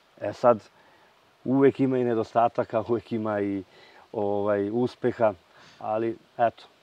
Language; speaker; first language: Croatian; native; Croatian